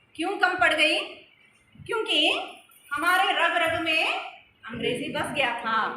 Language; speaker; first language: Hindi; non-native, local second language; Telugu